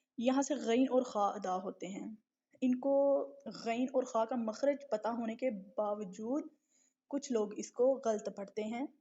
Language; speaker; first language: Urdu; native; Urdu